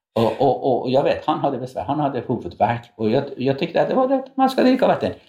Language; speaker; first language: Swedish; non-native, fluent; Persian